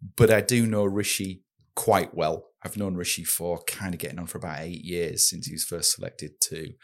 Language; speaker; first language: English; native; English